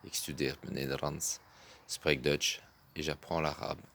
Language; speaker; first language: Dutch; non-native, learner; French